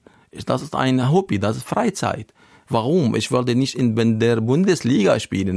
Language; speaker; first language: German; non-native, learner; Arabic